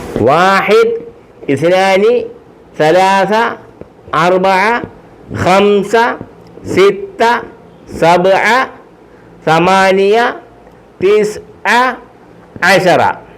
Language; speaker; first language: Arabic; non-native, fluent; Malayalam